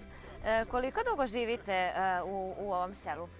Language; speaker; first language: Serbian; native; Serbian